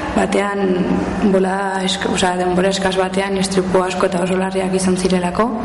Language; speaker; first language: Basque; non-native, local second language; Spanish